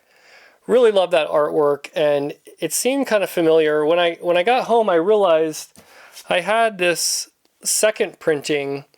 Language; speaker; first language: English; native; English